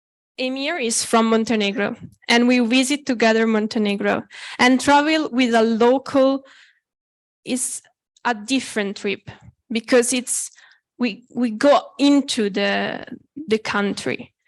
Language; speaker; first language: English; non-native, fluent; Italian